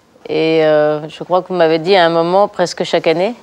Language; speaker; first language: French; native; French